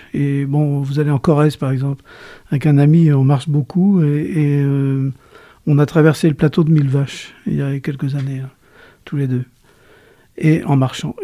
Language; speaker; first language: French; native; French